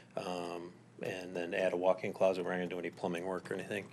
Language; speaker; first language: English; native; English